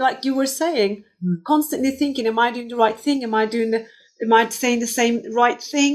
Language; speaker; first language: English; non-native, fluent; Turkish